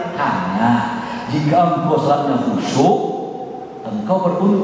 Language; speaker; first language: Indonesian; native; Indonesian